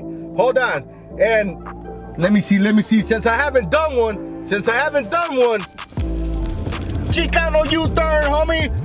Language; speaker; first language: English; native; English